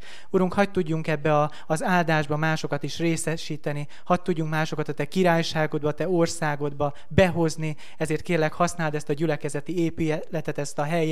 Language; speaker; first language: Hungarian; native; Hungarian